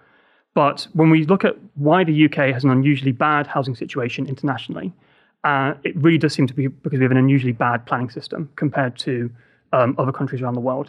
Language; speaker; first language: English; native; English